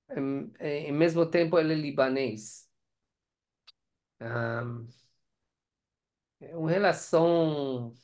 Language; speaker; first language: Portuguese; non-native, learner; Persian